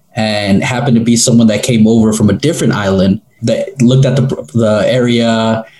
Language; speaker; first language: English; native; English